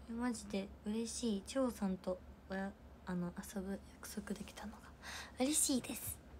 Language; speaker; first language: Japanese; native; Japanese